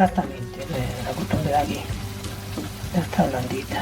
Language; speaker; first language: Spanish; native; Spanish